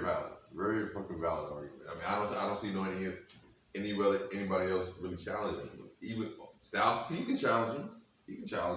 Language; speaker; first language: English; native; English